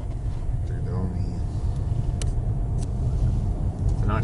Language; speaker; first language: Russian; non-native, learner; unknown